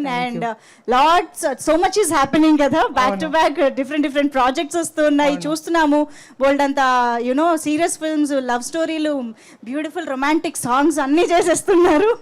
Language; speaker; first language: Telugu; native; Telugu